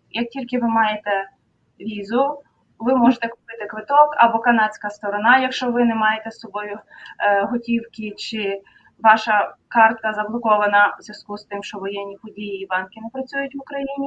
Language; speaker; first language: Ukrainian; native; Ukrainian